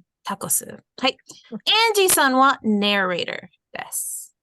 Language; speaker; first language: Japanese; non-native, fluent; English